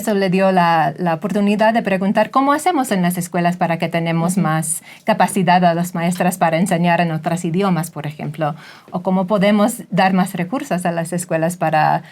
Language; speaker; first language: Spanish; non-native, fluent; English